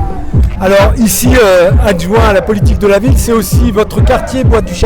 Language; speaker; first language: French; native; French